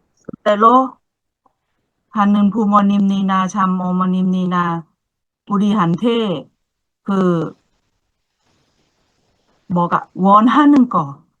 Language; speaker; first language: Korean; non-native, learner; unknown